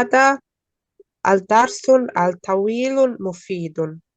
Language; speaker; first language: Arabic; non-native, learner; Bosnian